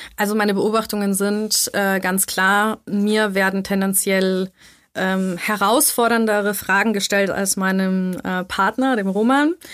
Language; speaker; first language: German; native; German